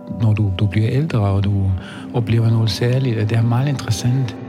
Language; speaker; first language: Danish; non-native, fluent; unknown